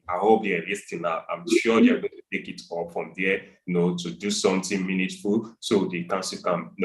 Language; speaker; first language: English; non-native, local second language; Yoruba